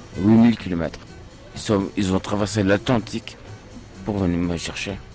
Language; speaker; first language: French; early bilingual, other home language; Portuguese